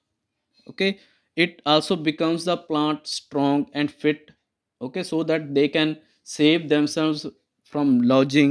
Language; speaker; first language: English; non-native, local second language; Punjabi